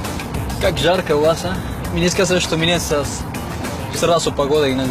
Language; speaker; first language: Russian; non-native, learner; Spanish